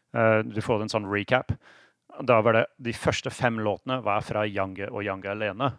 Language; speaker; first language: Norwegian; non-native, fluent; English